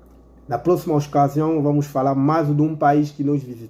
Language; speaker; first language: Portuguese; non-native, fluent; Lingala